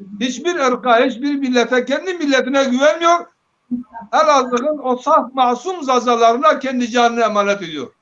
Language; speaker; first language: Turkish; non-native, local second language; Zaza